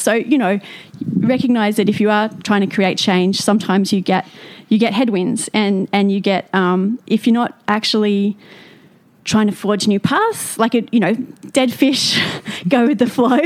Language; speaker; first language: English; native; English